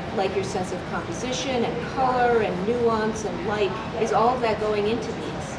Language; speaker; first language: English; native; English